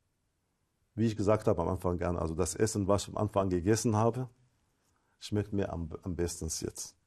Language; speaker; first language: German; non-native, fluent; Arabic